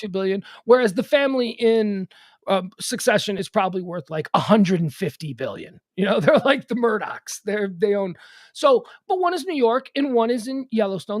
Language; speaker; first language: English; native; English